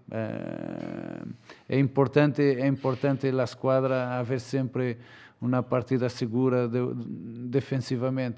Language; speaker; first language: Italian; non-native, learner; Portuguese